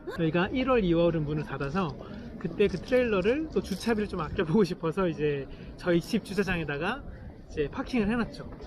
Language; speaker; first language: Korean; native; Korean